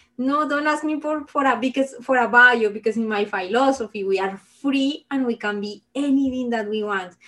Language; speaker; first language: English; non-native, fluent; Spanish